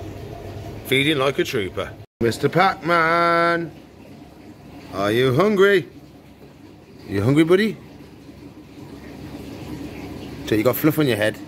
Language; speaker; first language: English; native; English